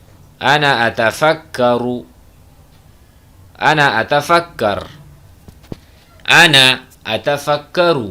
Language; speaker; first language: Arabic; non-native, fluent; Urdu